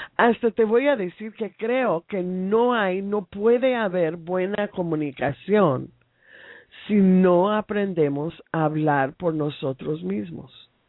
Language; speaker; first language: Spanish; non-native, fluent; English